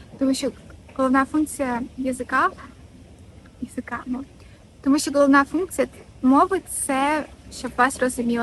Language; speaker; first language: Ukrainian; non-native, local second language; Russian